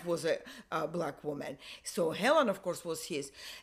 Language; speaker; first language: English; non-native, fluent; Russian